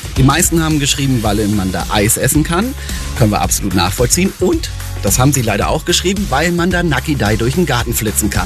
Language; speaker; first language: German; native; German